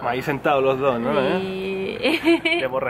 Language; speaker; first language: Spanish; native; Spanish